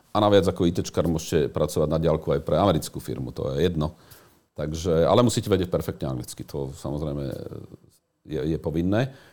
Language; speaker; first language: Slovak; native; Slovak